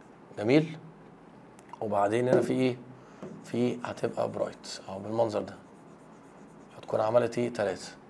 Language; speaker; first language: Arabic; native; Arabic